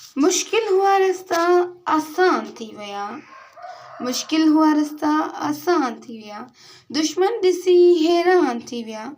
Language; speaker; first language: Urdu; non-native, local second language; Sindhi